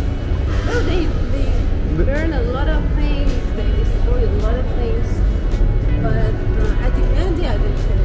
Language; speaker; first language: English; non-native, fluent; Persian